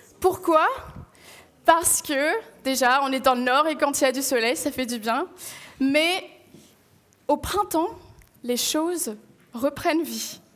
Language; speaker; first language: French; non-native, local second language; Malagasy